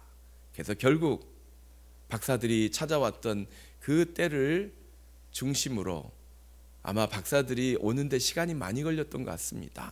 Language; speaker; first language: Korean; native; Korean